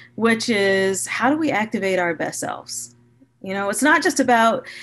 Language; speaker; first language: English; native; English